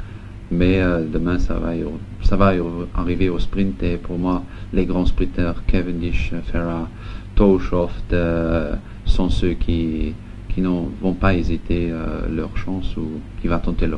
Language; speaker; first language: French; non-native, local second language; Luxembourgish